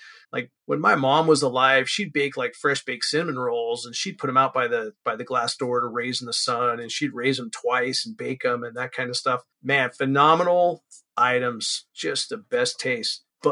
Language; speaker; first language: English; native; English